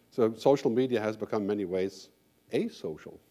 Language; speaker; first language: English; non-native, fluent; German